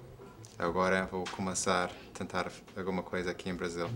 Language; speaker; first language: Portuguese; non-native, fluent; English